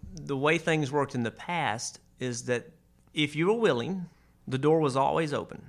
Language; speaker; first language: English; native; English